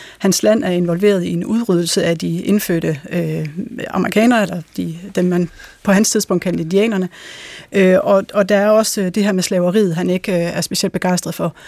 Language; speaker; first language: Danish; native; Danish